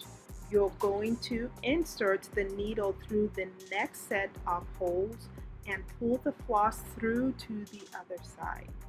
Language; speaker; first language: English; native; English